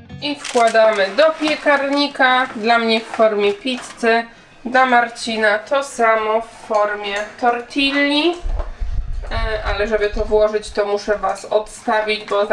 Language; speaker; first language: Polish; native; Polish